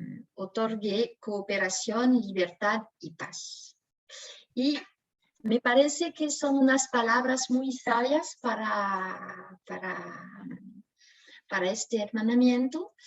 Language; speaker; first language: Spanish; non-native, fluent; French